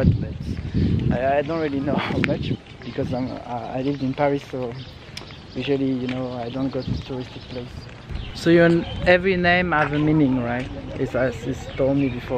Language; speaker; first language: English; non-native, fluent; French